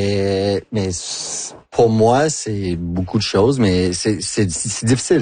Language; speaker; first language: French; non-native, local second language; English